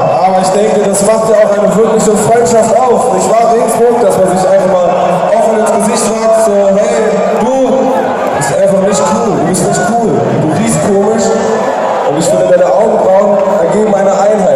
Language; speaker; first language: German; native; German